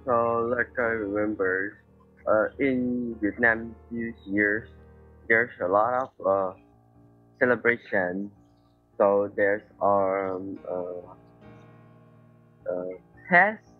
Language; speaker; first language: English; non-native, learner; Vietnamese